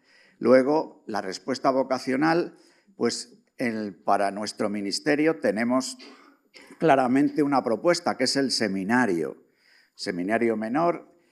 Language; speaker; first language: Spanish; native; Spanish